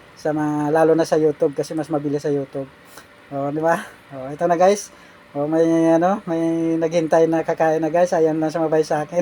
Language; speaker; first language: Filipino; native; Filipino